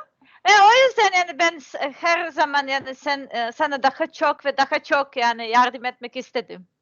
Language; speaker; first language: Turkish; non-native, learner; Serbian